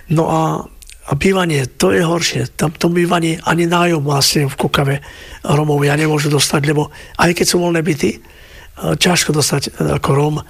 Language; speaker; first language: Slovak; native; Slovak